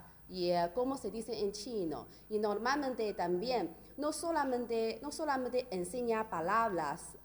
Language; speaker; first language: Spanish; non-native, learner; Chinese